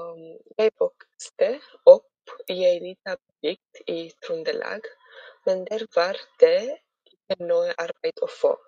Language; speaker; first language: Norwegian; non-native, learner; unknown